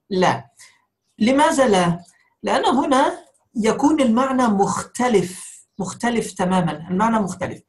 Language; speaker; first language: Arabic; native; Arabic